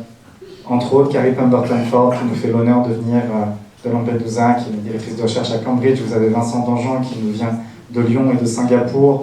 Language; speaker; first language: French; native; French